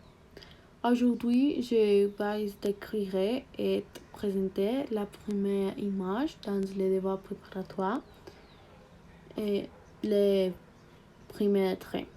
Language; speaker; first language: French; non-native, learner; Spanish